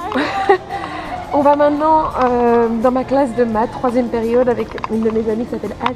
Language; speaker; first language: French; native; French